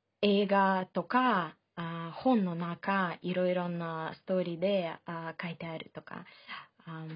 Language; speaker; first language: Japanese; non-native, fluent; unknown